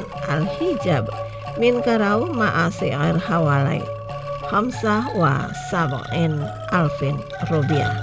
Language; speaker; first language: Arabic; non-native, fluent; Indonesian